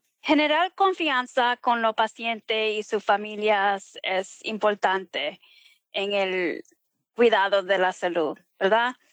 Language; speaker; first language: Spanish; early bilingual, heritage; Spanish